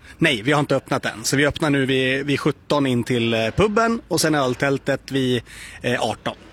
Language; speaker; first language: Swedish; native; Swedish